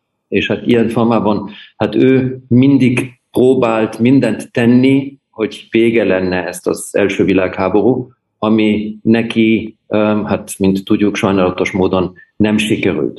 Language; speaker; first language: Hungarian; early bilingual, heritage; German